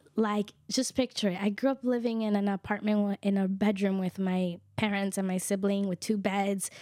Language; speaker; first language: English; early bilingual, other home language; Kʼicheʼ